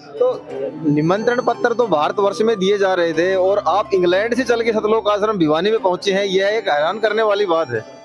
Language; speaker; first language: Hindi; native; Hindi